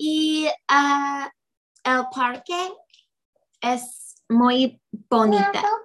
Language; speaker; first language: Spanish; non-native, learner; English